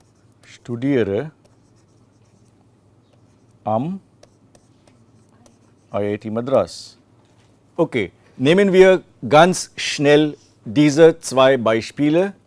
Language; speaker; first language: German; non-native, fluent; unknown